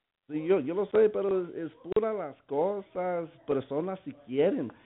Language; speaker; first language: Spanish; non-native, learner; English